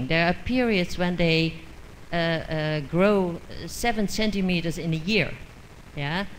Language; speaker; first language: English; non-native, fluent; Dutch